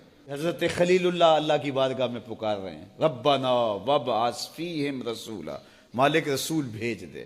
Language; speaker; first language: Urdu; native; Urdu